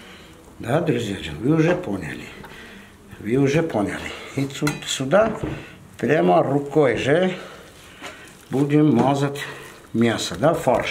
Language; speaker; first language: Russian; non-native, fluent; Armenian